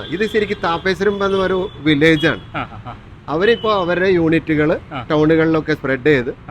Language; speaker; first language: Malayalam; early bilingual, heritage; Malayalam